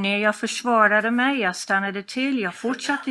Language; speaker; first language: Swedish; non-native, fluent; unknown